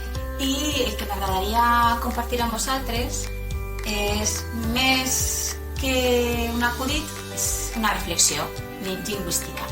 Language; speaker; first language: Catalan; non-native, local second language; Spanish